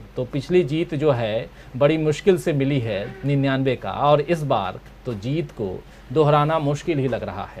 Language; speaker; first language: Hindi; native; Hindi